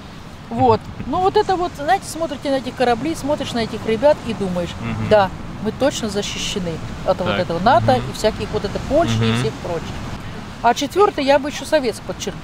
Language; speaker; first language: Russian; native; Russian